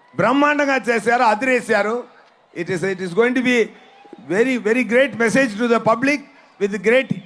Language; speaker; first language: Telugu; non-native, learner; Tamil